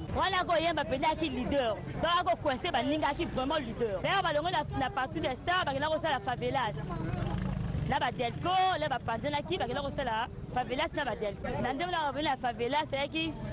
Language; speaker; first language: Lingala; native; Lingala